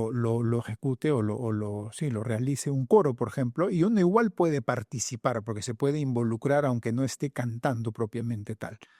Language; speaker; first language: Spanish; native; Spanish